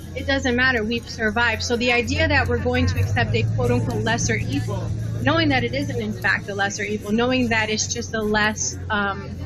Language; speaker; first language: English; native; English